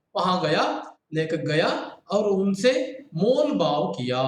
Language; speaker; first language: Hindi; non-native, local second language; Kannada